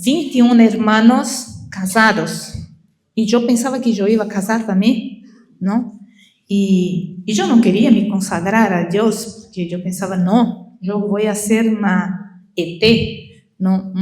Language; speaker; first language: Spanish; non-native, learner; Portuguese